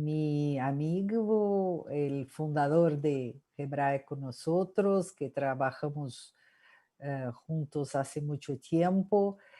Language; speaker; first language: Spanish; non-native, fluent; Portuguese